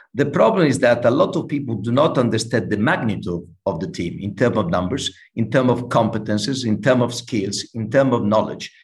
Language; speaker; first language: English; non-native, fluent; Italian